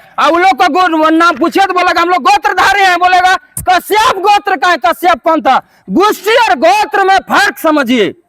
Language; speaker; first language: Hindi; non-native, local second language; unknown